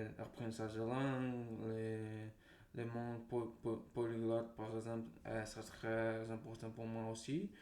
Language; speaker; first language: French; non-native, learner; Portuguese